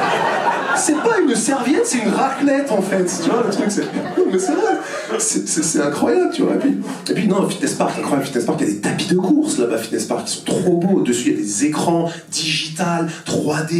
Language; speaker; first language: French; native; French